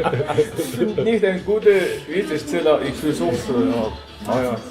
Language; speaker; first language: German; non-native, learner; Mongolian